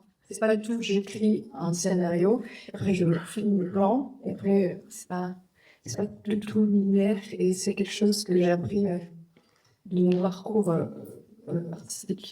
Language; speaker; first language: French; non-native, fluent; Vietnamese